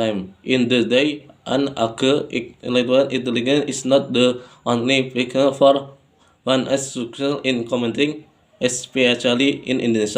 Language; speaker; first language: English; non-native, learner; Indonesian